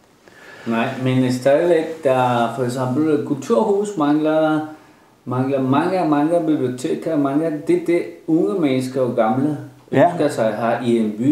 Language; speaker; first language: Danish; non-native, fluent; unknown